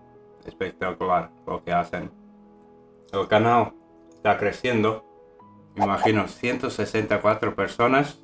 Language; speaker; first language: Spanish; non-native, fluent; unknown